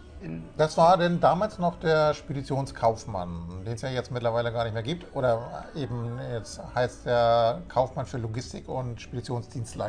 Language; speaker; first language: German; native; German